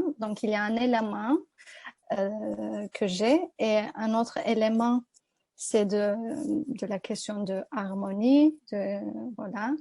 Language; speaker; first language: French; non-native, fluent; Turkish